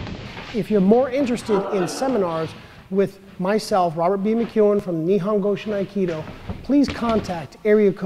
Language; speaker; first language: English; native; English